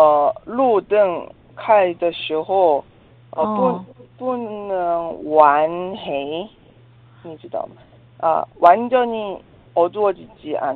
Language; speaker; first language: Chinese; non-native, learner; Korean